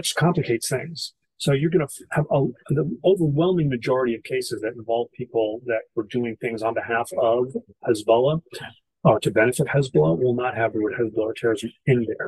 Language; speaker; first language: English; native; English